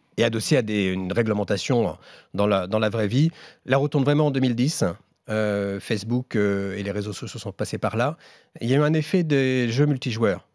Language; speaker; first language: French; native; French